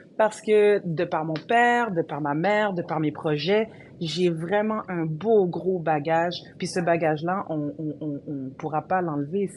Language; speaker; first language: French; early bilingual, other home language; Haitian Creole